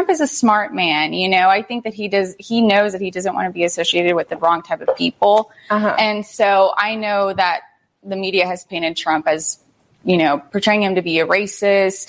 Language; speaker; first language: English; early bilingual, other home language; Spanish